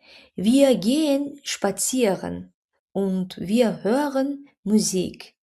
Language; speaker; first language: German; non-native, fluent; Azerbaijani